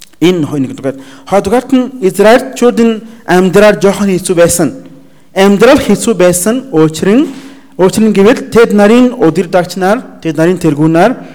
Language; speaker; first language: Mongolian; non-native, learner; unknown